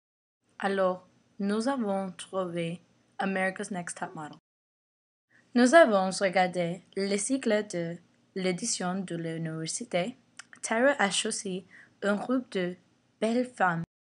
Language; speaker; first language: French; non-native, learner; English